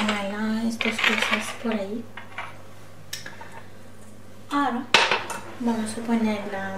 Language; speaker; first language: Spanish; non-native, learner; Turkish